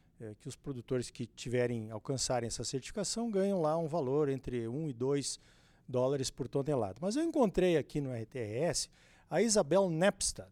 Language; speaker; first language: Portuguese; native; Portuguese